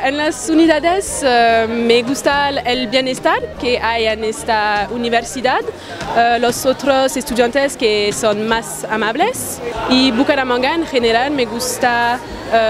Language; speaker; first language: Spanish; non-native, fluent; French